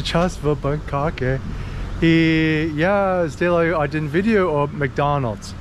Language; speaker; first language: Russian; non-native, learner; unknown